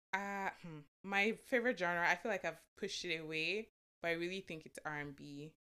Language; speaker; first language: English; non-native, local second language; Yoruba